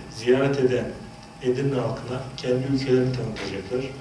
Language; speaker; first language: Turkish; native; Turkish